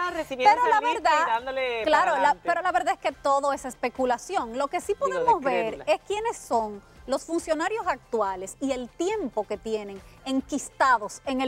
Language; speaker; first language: Spanish; native; Spanish